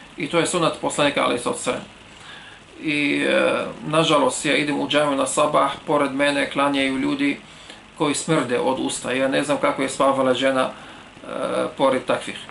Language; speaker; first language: Serbian; non-native, fluent; Arabic